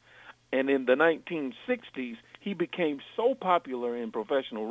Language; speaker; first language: English; native; English